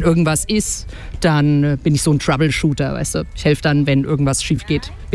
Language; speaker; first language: German; native; German